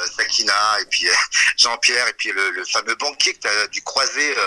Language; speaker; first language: French; native; French